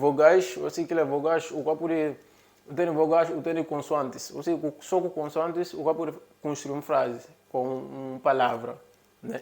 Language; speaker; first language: Portuguese; non-native, local second language; Upper Guinea Crioulo